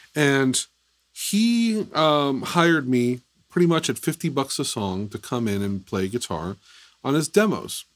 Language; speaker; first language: English; native; English